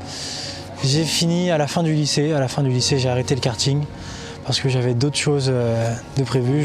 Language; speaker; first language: French; native; French